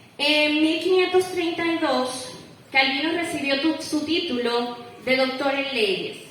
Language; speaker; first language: Spanish; native; Spanish